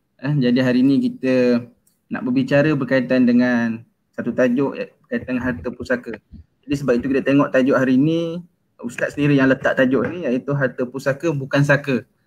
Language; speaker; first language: Malay; native; Malay